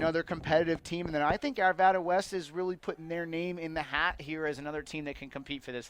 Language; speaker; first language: English; native; English